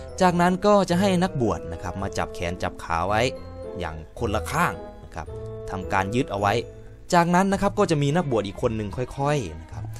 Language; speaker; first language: Thai; native; Thai